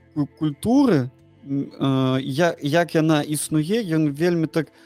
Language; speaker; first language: Belarusian; non-native, local second language; Russian